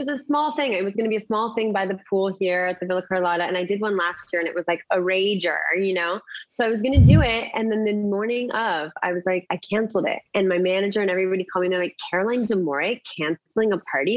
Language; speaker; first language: English; early bilingual, other home language; Italian